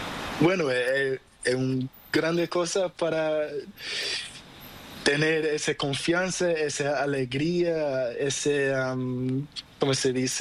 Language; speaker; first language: Spanish; non-native, learner; Portuguese